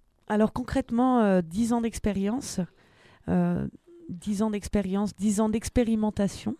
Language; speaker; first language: French; native; French